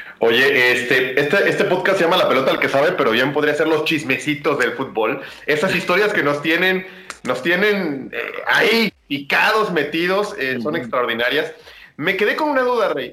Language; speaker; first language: Spanish; native; Spanish